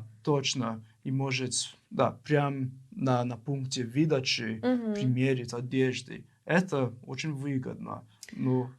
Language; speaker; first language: Russian; non-native, learner; English